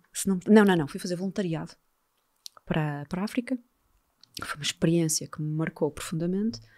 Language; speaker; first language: Portuguese; native; Portuguese